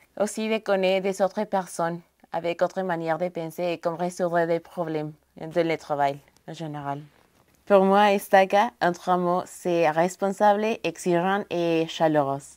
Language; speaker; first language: French; non-native, fluent; Spanish